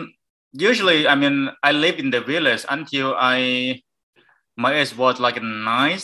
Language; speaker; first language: English; non-native, learner; Thai